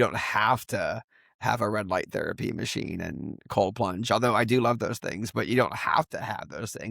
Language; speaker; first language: English; native; English